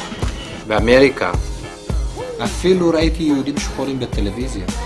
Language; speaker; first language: Hebrew; early bilingual, other home language; Amharic